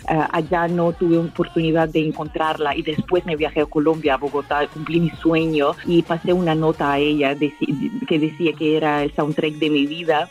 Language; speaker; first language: Spanish; non-native, fluent; Russian